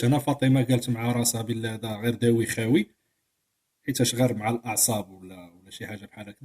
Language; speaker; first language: Arabic; native; Arabic